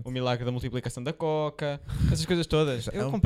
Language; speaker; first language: Portuguese; native; Portuguese